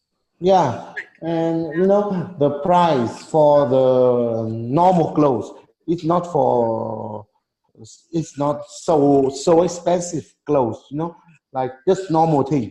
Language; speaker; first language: English; non-native, learner; Vietnamese